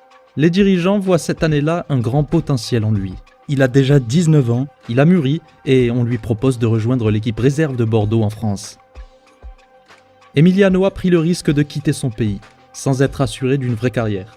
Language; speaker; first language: French; native; French